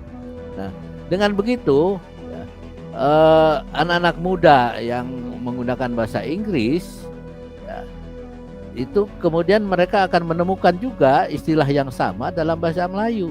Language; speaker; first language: Indonesian; native; Indonesian